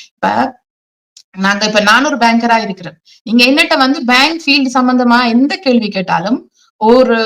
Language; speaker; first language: Tamil; early bilingual, heritage; Tamil